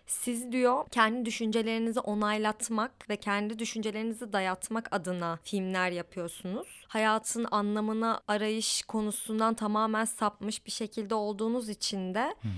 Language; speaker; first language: Turkish; native; Turkish